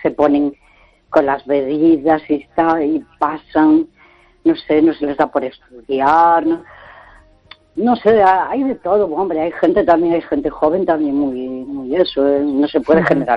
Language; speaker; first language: Spanish; native; Spanish